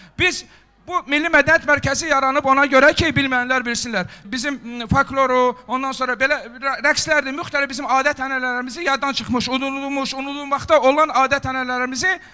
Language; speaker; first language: Azerbaijani; non-native, local second language; Avaric